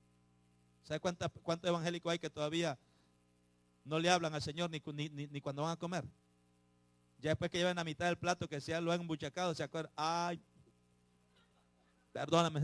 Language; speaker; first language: Spanish; native; Spanish